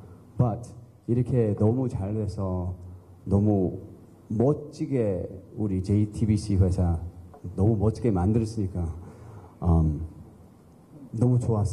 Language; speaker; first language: Korean; early bilingual, heritage; English